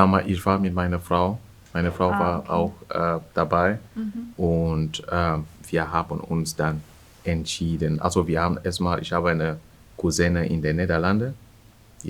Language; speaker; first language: German; non-native, fluent; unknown